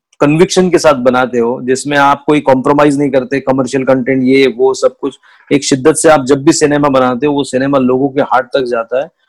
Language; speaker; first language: Hindi; non-native, local second language; Marathi